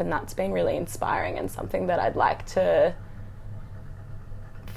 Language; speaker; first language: English; native; English